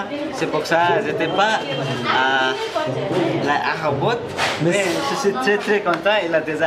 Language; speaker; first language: French; non-native, learner; Nepali